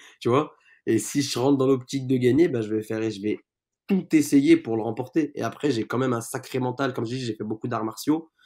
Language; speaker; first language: French; native; French